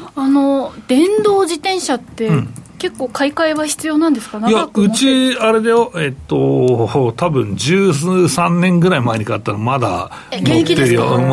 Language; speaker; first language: Japanese; native; Japanese